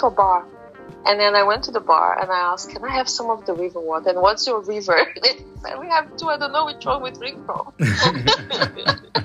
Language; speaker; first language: English; non-native, fluent; Portuguese